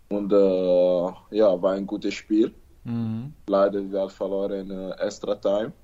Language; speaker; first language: German; non-native, learner; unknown